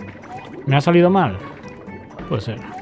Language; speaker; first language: Spanish; native; Spanish